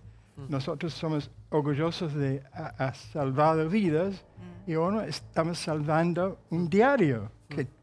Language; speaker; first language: Spanish; non-native, fluent; English